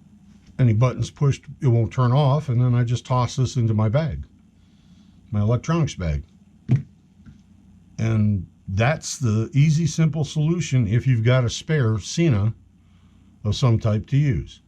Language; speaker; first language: English; native; English